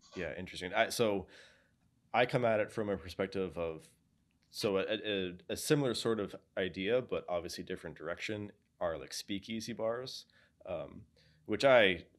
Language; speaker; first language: English; native; English